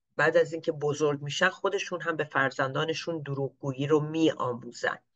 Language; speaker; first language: Persian; native; Persian